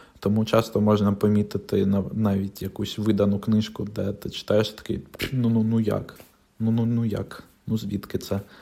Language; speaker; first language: Ukrainian; non-native, local second language; Russian